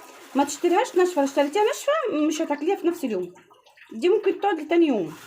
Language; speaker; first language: Arabic; native; Arabic